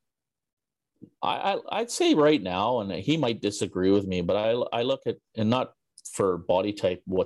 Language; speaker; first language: English; native; English